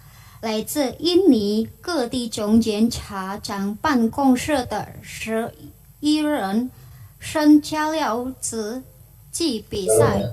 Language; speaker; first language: Chinese; non-native, learner; Indonesian